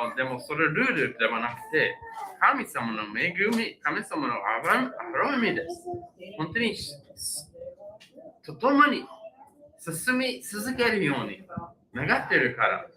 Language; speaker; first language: Japanese; non-native, fluent; English